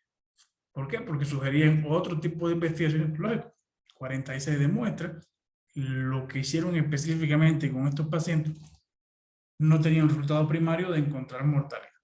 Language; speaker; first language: Spanish; native; Spanish